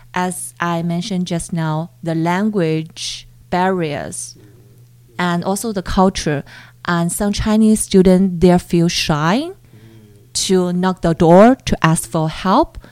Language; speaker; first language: English; non-native, fluent; Chinese